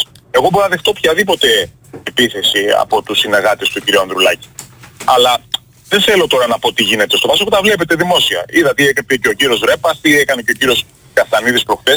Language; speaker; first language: Greek; native; Greek